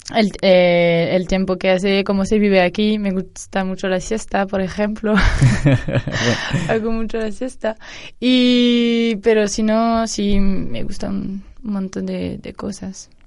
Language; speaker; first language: Spanish; non-native, fluent; French